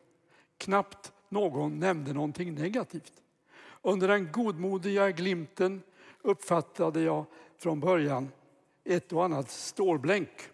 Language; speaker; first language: Swedish; native; Swedish